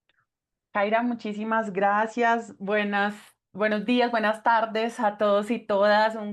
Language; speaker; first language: Spanish; native; Spanish